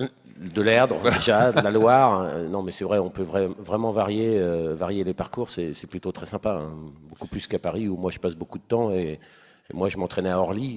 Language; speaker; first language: French; native; French